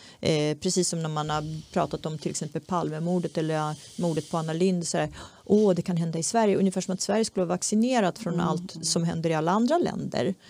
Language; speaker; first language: Swedish; early bilingual, other home language; Czech